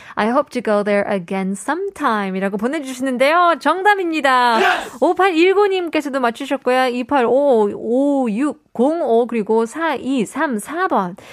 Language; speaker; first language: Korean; non-native, fluent; English